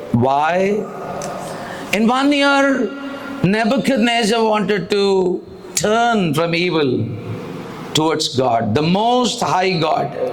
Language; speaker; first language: English; non-native, local second language; Telugu